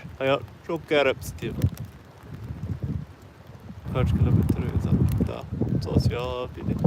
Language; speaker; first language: Turkish; non-native, learner; English